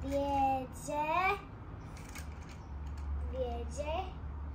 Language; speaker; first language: Polish; early bilingual, heritage; Polish